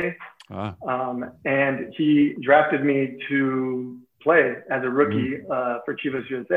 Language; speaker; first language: English; native; English